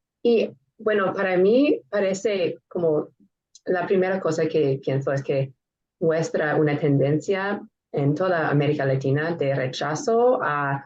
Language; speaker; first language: Spanish; non-native, fluent; English